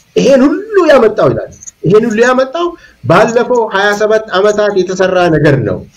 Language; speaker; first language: Amharic; non-native, local second language; Oromo